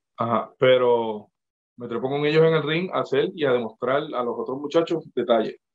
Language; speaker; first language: Spanish; native; Spanish